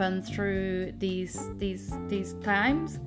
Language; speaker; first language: English; non-native, fluent; Hungarian